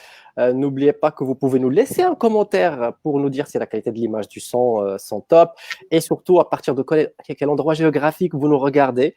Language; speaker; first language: French; native; French